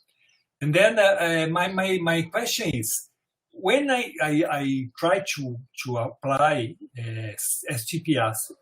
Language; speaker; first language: English; non-native, fluent; Portuguese